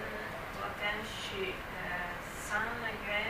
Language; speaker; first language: Chinese; non-native, learner; Italian